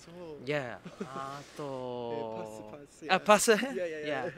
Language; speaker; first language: Japanese; non-native, learner; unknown